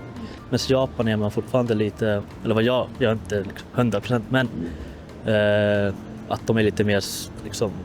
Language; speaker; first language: Swedish; native; Swedish